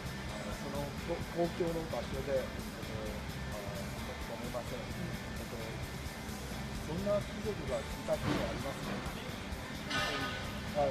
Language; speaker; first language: Japanese; non-native, learner; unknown